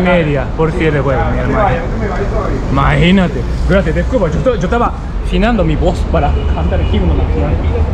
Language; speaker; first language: Spanish; non-native, learner; Japanese